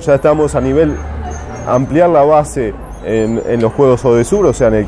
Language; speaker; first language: Spanish; native; Spanish